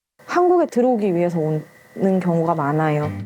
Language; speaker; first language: Korean; native; Korean